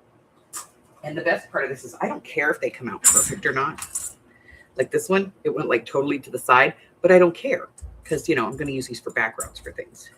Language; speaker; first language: English; native; English